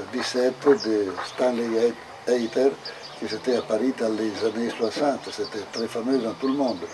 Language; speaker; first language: French; non-native, fluent; Italian